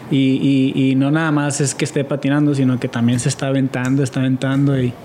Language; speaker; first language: Spanish; native; Spanish